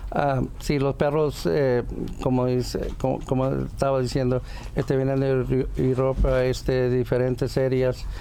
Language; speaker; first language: Spanish; early bilingual, heritage; Spanish